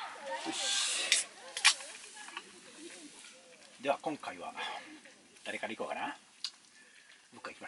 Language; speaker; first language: Japanese; native; Japanese